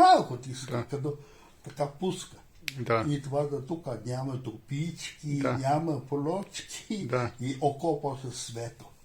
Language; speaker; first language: Bulgarian; non-native, learner; Chinese